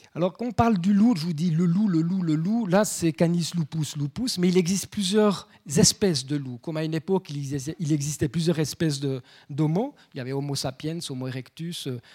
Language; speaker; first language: French; native; French